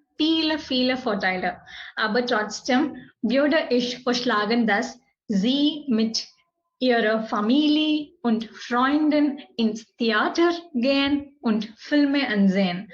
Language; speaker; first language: German; non-native, learner; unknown